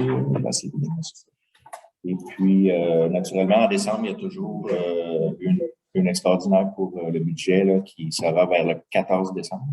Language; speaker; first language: French; native; French